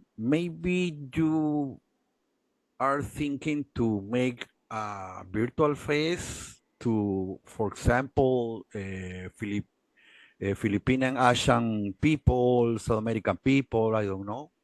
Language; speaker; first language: English; non-native, learner; Spanish